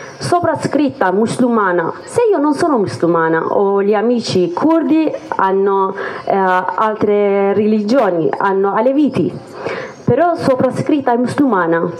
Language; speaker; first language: Italian; non-native, fluent; Kurdish